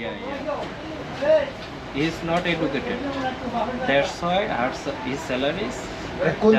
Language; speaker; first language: English; non-native, learner; Bangla